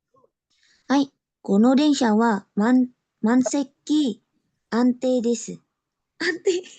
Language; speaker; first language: Japanese; non-native, learner; Indonesian